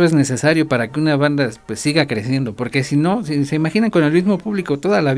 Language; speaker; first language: Spanish; native; Spanish